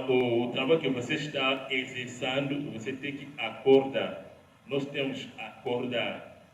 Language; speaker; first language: Portuguese; non-native, learner; Lingala